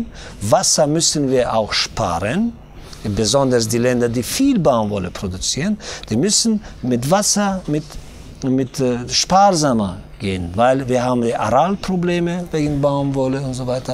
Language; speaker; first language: German; non-native, learner; Tajik